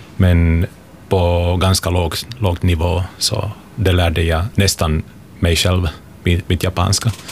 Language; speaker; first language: Swedish; non-native, local second language; Finnish